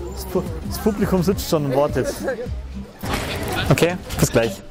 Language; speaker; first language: German; native; German